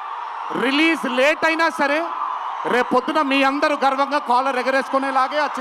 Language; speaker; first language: Telugu; native; Telugu